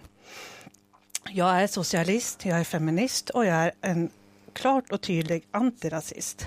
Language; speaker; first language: Swedish; native; Swedish